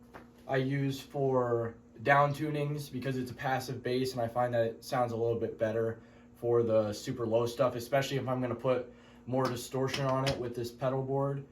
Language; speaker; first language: English; native; English